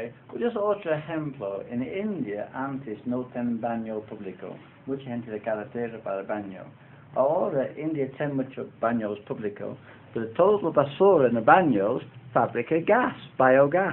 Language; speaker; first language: Spanish; non-native, learner; English